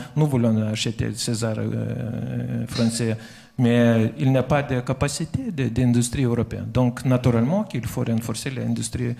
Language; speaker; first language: French; non-native, fluent; Lithuanian